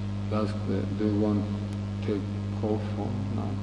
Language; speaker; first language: English; non-native, learner; Russian